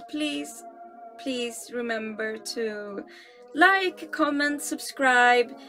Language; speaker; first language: English; non-native, fluent; Swedish